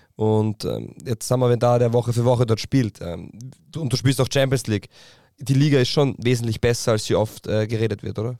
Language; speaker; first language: German; native; German